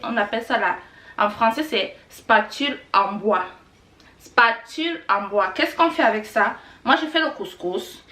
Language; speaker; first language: French; non-native, local second language; Kinyarwanda